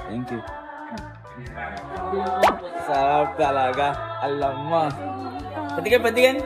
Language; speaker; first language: Filipino; non-native, learner; Spanish